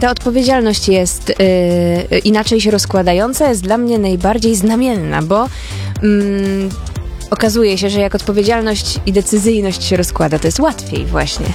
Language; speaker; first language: Polish; native; Polish